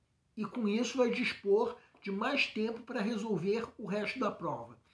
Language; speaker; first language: Portuguese; native; Portuguese